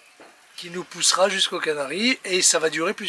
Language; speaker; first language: French; native; French